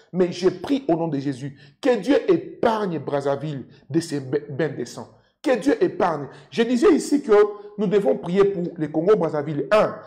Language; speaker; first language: French; non-native, local second language; Lingala